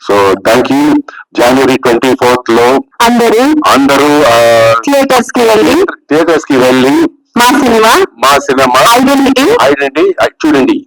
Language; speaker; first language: Telugu; native; Telugu